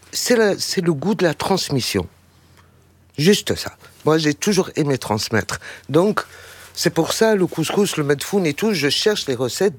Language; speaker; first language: French; non-native, local second language; Arabic